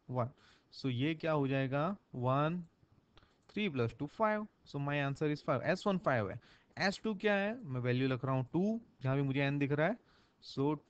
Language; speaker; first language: Hindi; non-native, local second language; Gujarati